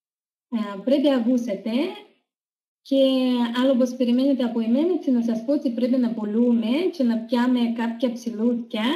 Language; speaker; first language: Greek; non-native, learner; Russian